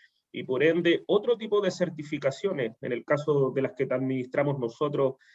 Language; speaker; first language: Spanish; native; Spanish